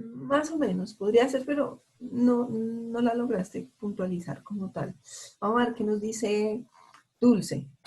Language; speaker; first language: Spanish; native; Spanish